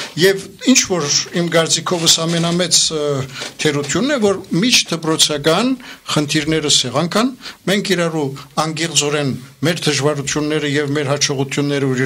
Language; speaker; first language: Armenian; early bilingual, heritage; Armenian